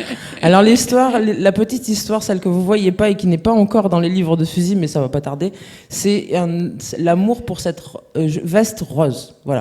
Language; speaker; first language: French; native; French